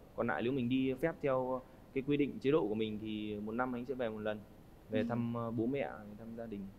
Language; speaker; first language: Vietnamese; native; Vietnamese